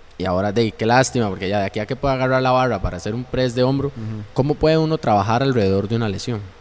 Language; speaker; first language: Spanish; native; Spanish